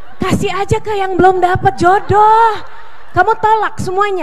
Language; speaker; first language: Indonesian; native; Indonesian